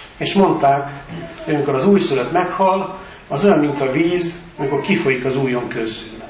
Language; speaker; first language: Hungarian; native; Hungarian